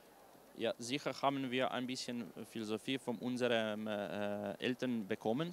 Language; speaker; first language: German; non-native, learner; Slovenian